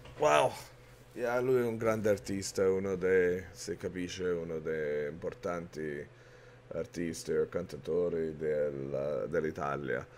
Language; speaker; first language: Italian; early bilingual, heritage; English